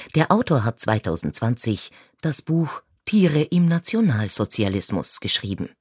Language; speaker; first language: German; native; German